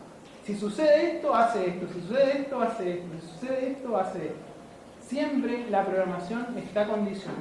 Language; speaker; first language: Spanish; native; Spanish